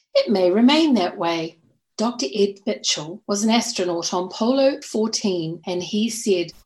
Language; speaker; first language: English; native; English